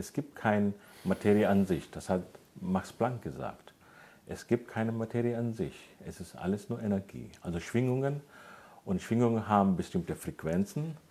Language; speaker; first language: German; non-native, fluent; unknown